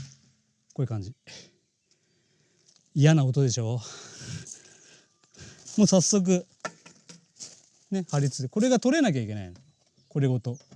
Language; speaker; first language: Japanese; native; Japanese